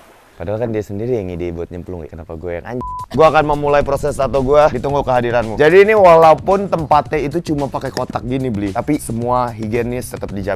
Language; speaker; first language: Indonesian; native; Indonesian